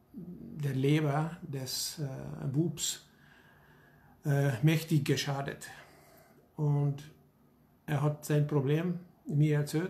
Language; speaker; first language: German; non-native, fluent; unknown